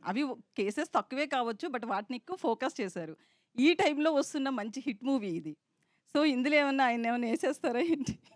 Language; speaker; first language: Telugu; native; Telugu